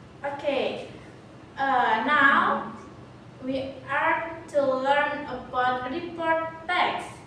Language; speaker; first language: English; non-native, learner; Indonesian